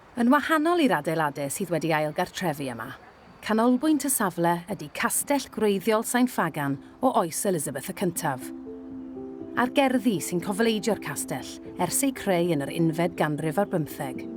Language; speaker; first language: Welsh; native; Welsh